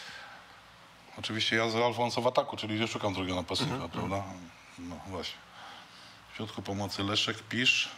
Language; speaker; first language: Polish; native; Polish